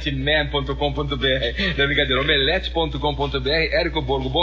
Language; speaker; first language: Portuguese; native; Portuguese